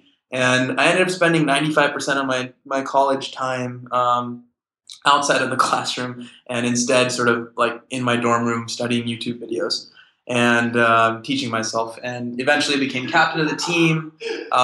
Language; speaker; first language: English; native; English